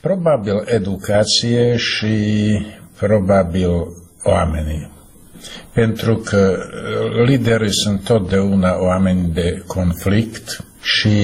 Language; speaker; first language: Romanian; non-native, fluent; Slovak